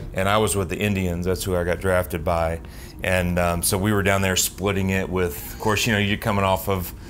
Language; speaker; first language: English; native; English